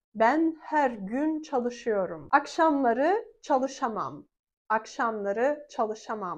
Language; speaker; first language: Turkish; non-native, fluent; Russian